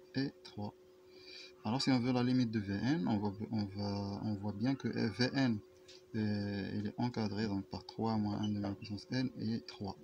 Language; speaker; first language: French; non-native, local second language; Arabic